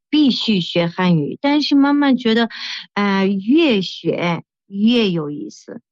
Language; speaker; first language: Chinese; non-native, fluent; Persian